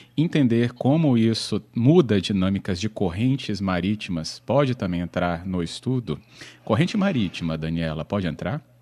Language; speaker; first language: Portuguese; native; Portuguese